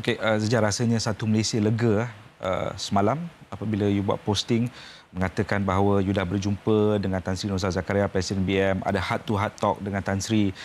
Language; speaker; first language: Malay; native; Malay